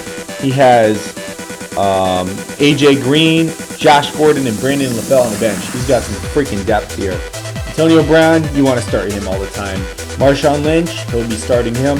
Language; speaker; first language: English; native; English